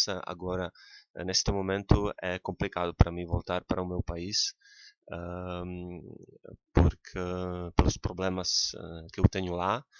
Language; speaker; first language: Portuguese; non-native, fluent; Czech